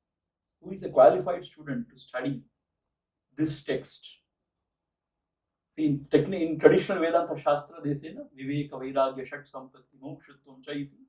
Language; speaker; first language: English; non-native, local second language; Tamil